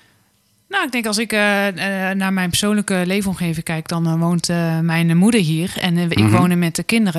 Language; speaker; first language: Dutch; native; Dutch